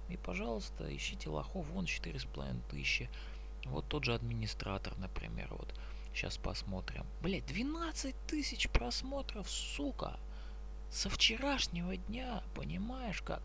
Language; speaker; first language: Russian; native; Russian